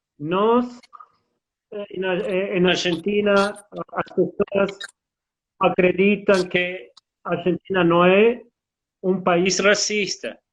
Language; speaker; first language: Portuguese; non-native, fluent; Spanish